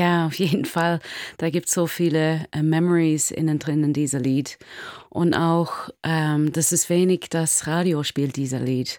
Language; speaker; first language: German; non-native, learner; English